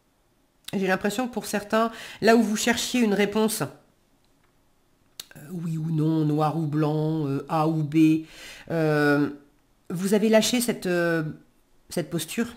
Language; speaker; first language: French; native; French